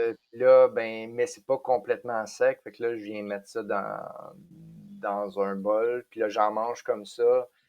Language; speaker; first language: French; native; French